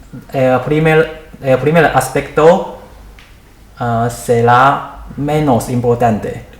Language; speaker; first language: Spanish; non-native, learner; Chinese